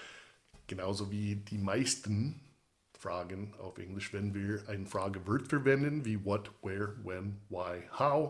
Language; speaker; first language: German; non-native, fluent; English